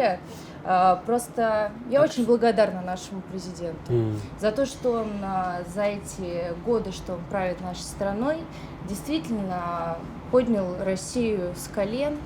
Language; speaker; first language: Russian; native; Russian